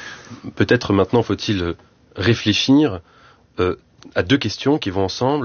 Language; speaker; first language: French; native; French